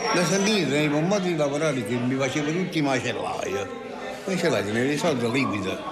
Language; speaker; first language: Italian; native; Italian